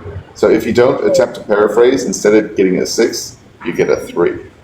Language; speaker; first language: English; native; English